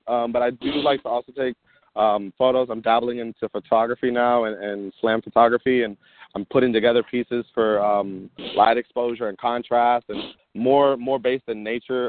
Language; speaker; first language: English; early bilingual, other home language; Spanish